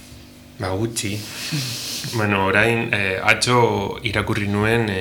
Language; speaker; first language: Basque; non-native, learner; Spanish